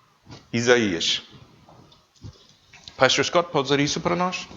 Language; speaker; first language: Portuguese; non-native, learner; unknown